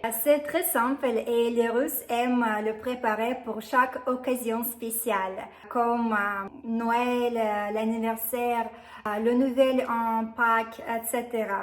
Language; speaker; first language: French; non-native, fluent; Russian